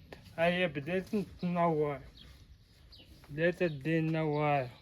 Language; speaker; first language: Arabic; native; Arabic